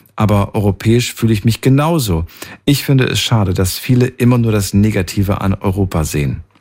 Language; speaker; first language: German; native; German